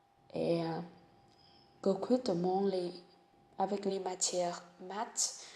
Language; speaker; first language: French; non-native, learner; Vietnamese